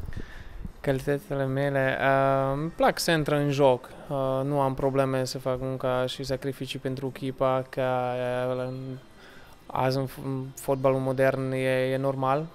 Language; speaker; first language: Romanian; non-native, learner; Slovak